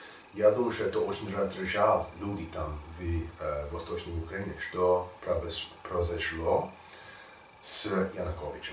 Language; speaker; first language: Russian; non-native, learner; English